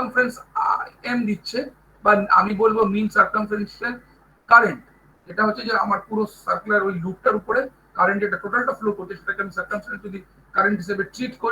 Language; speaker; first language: Bangla; native; Bangla